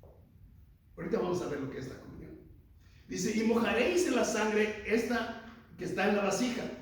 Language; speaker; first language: Spanish; native; Spanish